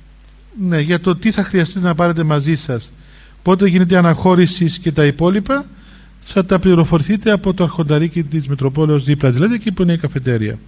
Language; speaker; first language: Greek; native; Greek